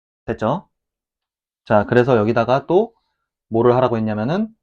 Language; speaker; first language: Korean; native; Korean